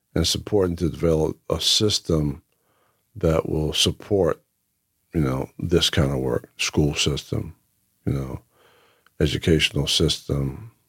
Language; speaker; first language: English; native; English